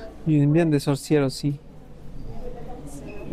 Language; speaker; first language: French; non-native, fluent; Spanish